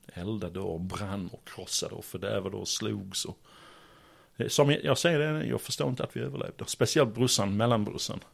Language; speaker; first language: Swedish; non-native, fluent; English